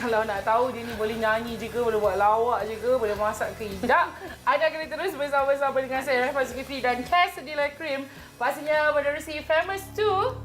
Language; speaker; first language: Malay; native; Malay